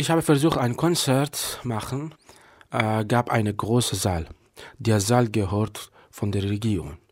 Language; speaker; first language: German; non-native, learner; Persian